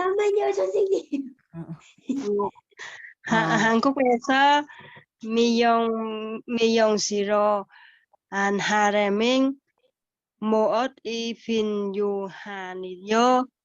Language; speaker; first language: Korean; non-native, learner; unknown